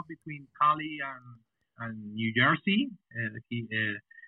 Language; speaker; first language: English; non-native, fluent; Spanish